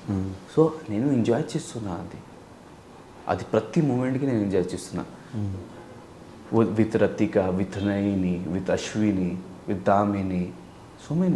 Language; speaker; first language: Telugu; non-native, learner; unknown